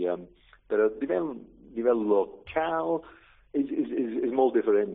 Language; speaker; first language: Catalan; non-native, learner; English